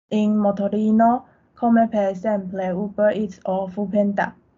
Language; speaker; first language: Italian; non-native, learner; Chinese